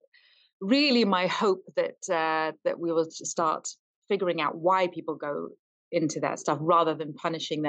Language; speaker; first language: English; native; English